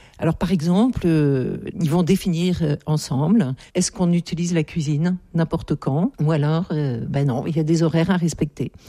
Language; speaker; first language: French; native; French